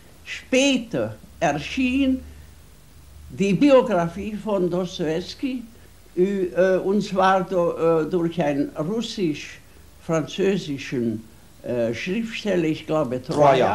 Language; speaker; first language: German; non-native, fluent; Hungarian